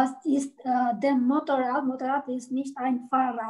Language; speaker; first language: German; non-native, learner; Albanian